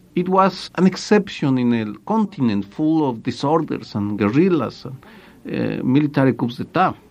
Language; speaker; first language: English; non-native, fluent; Spanish